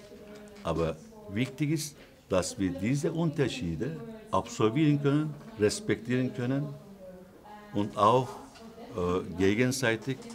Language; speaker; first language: German; non-native, fluent; Turkish